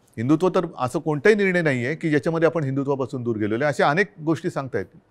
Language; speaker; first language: Marathi; native; Marathi